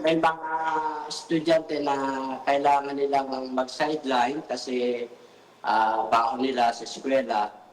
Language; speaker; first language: Filipino; native; Filipino